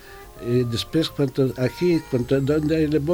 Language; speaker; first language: Spanish; non-native, fluent; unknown